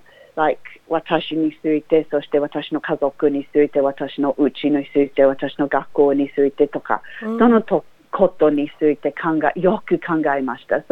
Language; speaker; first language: Japanese; non-native, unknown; English